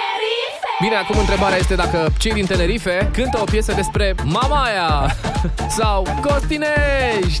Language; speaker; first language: Romanian; native; Romanian